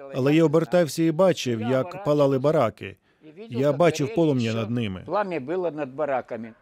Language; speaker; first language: Ukrainian; native; Ukrainian